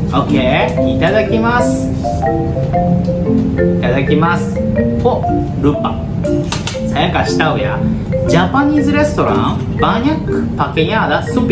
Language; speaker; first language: Indonesian; non-native, learner; Japanese